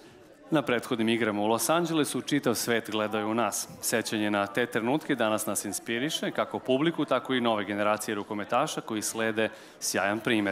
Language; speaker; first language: Serbian; native; Serbian